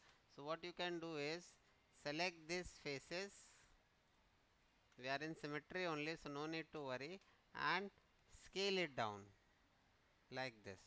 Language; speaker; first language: English; non-native, local second language; Hindi